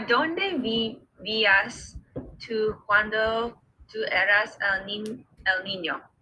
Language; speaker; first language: Spanish; non-native, learner; English